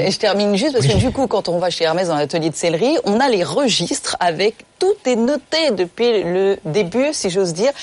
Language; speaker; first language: French; native; French